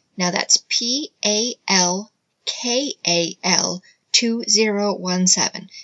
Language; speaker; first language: English; native; English